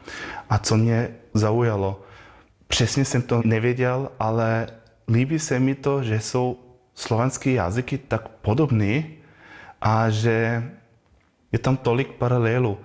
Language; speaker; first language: Czech; non-native, fluent; Croatian